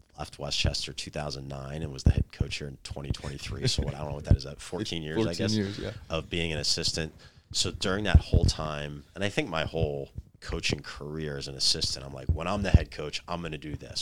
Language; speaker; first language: English; native; English